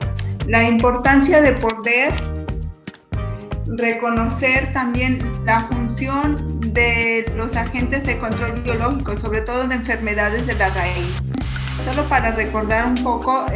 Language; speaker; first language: Spanish; native; Spanish